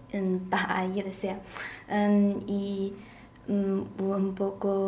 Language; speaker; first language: Spanish; non-native, learner; Chinese